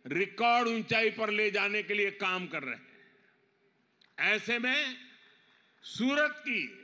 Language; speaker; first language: Hindi; non-native, local second language; Gujarati